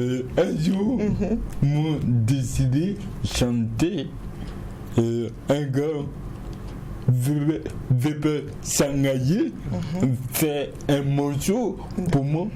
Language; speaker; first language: French; non-native, learner; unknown